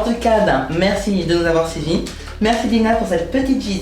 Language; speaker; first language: French; native; French